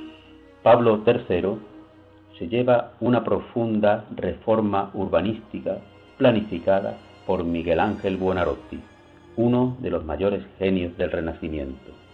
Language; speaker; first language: Spanish; native; Spanish